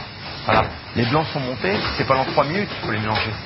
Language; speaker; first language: French; native; French